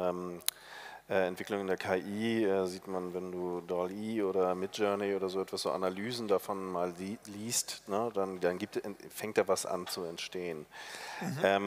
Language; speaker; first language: German; native; German